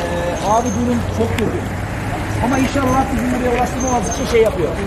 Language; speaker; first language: Turkish; native; Turkish